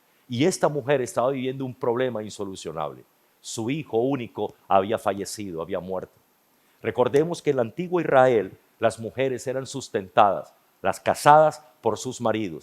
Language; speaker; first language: Spanish; native; Spanish